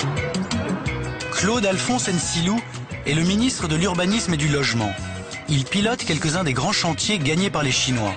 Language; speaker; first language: French; native; French